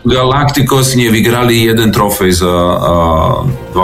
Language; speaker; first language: Polish; non-native, learner; Serbian